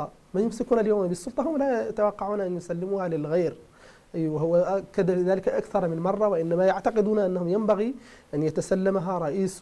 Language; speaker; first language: Arabic; native; Arabic